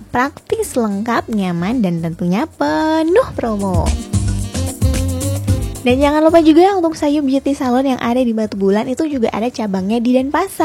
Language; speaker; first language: Indonesian; native; Indonesian